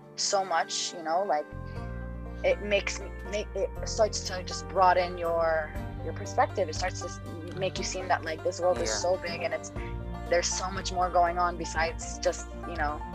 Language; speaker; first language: English; native; English